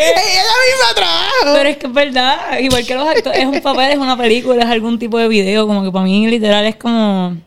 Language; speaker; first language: Spanish; native; Spanish